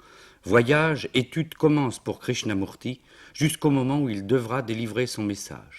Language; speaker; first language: French; native; French